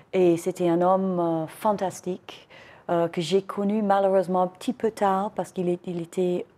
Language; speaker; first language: French; non-native, fluent; English